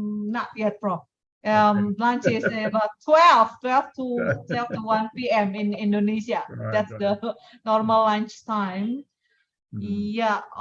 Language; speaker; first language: English; non-native, fluent; Indonesian